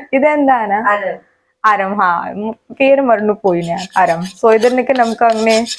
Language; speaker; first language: Malayalam; non-native, local second language; Hindi